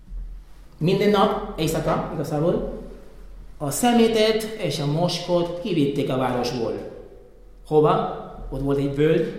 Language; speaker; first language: Hungarian; non-native, fluent; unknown